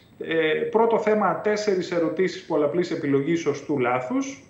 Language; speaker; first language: Greek; native; Greek